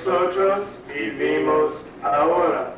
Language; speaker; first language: Spanish; non-native, learner; English